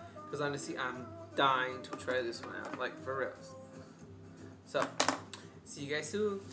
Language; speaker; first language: English; early bilingual, other home language; Spanish